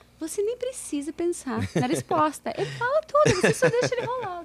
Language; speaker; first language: Portuguese; non-native, fluent; Russian